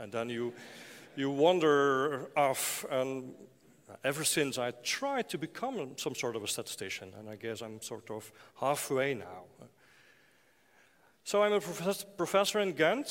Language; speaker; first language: English; non-native, fluent; Dutch